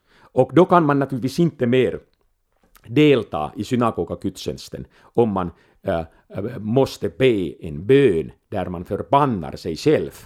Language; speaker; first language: Swedish; non-native, local second language; Finnish